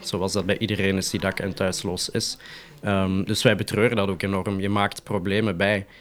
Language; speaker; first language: Dutch; native; Dutch